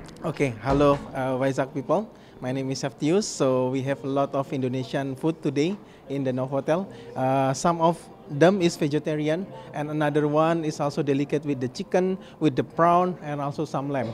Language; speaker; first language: English; non-native, fluent; Indonesian